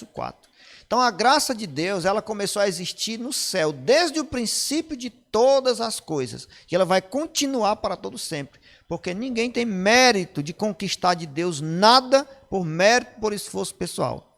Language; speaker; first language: Portuguese; native; Portuguese